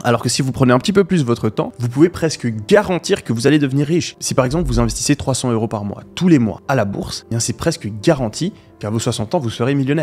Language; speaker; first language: French; native; French